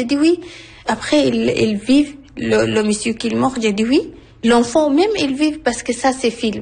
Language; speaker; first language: French; non-native, learner; Arabic